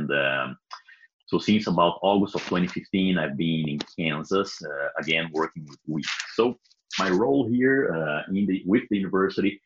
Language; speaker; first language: English; non-native, fluent; Portuguese